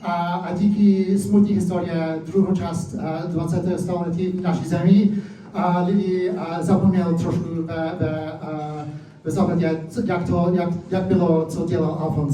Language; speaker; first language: Czech; early bilingual, heritage; English